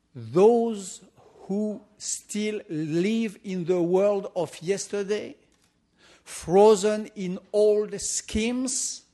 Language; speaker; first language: English; non-native, fluent; French